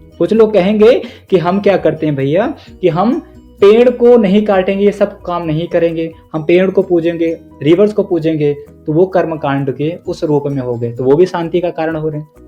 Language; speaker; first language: Hindi; native; Hindi